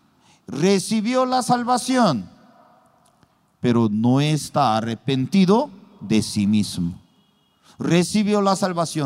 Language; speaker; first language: Spanish; non-native, learner; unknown